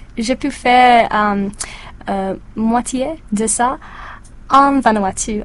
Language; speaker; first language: French; non-native, learner; English